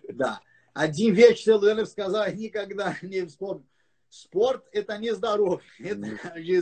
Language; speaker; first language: Russian; non-native, learner; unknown